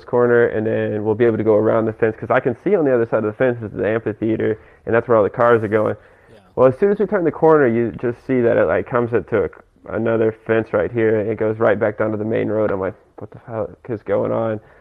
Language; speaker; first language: English; native; English